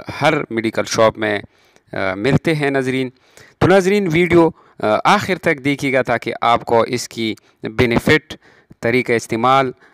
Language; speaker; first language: Urdu; non-native, local second language; Pashto